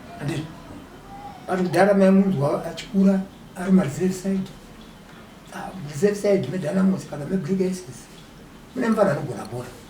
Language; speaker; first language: Shona; native; Shona